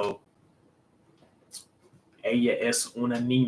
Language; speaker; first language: Spanish; non-native, learner; English